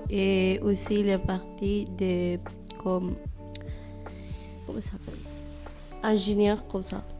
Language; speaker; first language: French; non-native, fluent; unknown